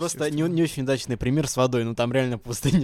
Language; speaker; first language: Russian; native; Russian